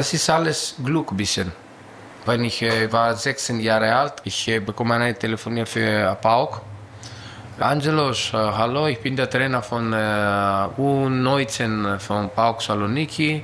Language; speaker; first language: German; non-native, learner; Greek